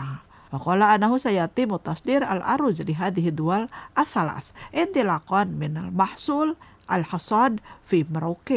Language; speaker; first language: Arabic; non-native, fluent; Indonesian